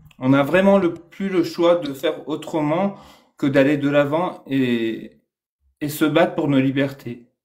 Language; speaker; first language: French; non-native, fluent; Persian